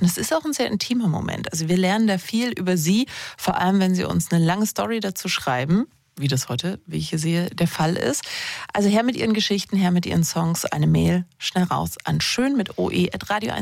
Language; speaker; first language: German; native; German